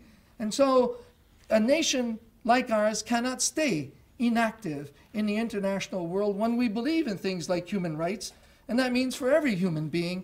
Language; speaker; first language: English; non-native, local second language; French